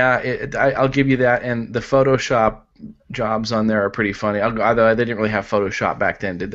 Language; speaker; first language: English; native; English